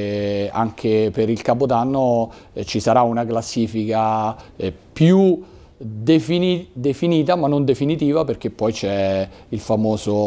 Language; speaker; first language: Italian; native; Italian